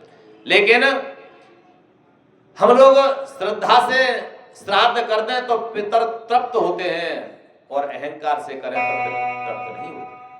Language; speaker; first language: Hindi; native; Hindi